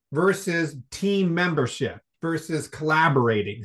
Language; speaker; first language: English; native; English